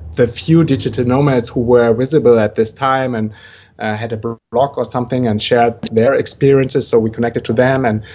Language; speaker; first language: English; non-native, fluent; German